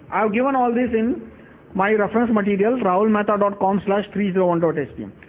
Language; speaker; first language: English; non-native, local second language; Gujarati